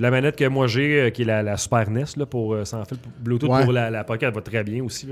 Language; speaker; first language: French; native; French